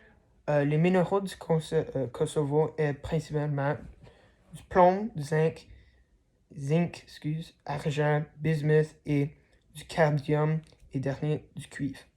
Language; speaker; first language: French; non-native, learner; English